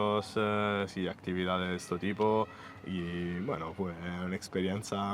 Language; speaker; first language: Spanish; non-native, fluent; Italian